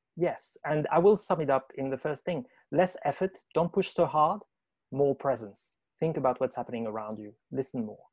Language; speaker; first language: English; non-native, fluent; French